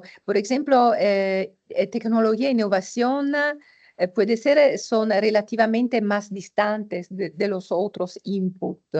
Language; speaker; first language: Spanish; non-native, fluent; Italian